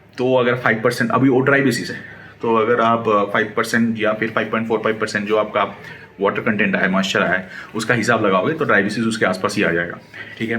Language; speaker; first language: Hindi; non-native, local second language; Bangla